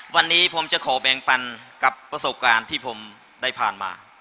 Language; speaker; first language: Thai; non-native, learner; Khmer